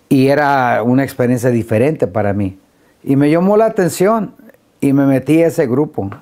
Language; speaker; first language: Spanish; early bilingual, heritage; Spanish